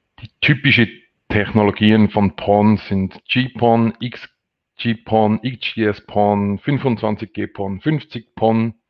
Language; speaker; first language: German; non-native, local second language; French